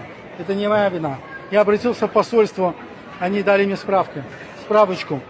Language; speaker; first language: Russian; non-native, fluent; Romanian